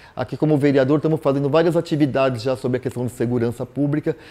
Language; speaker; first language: Portuguese; native; Portuguese